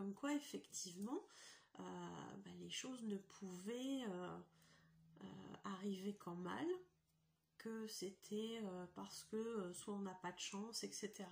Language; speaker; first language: French; native; French